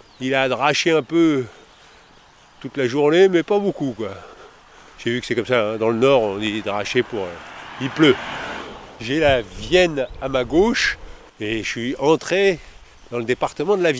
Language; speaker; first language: French; native; French